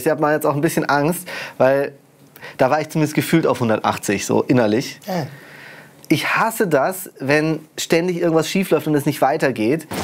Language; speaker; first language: German; native; German